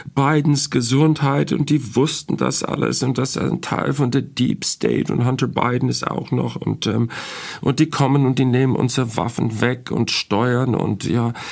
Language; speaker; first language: German; non-native, fluent; English